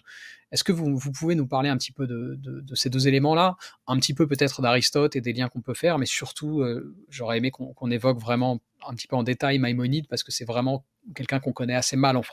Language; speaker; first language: French; native; French